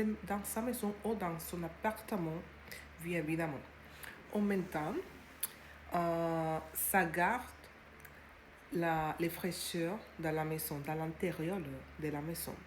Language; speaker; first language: French; non-native, learner; Spanish